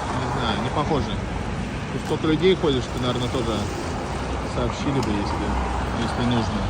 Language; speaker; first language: Russian; non-native, fluent; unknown